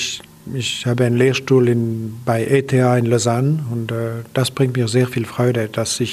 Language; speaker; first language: German; non-native, local second language; French